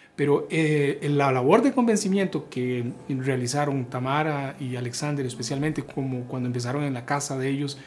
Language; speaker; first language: Spanish; native; Spanish